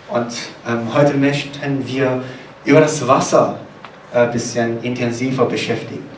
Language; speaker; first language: German; non-native, fluent; Korean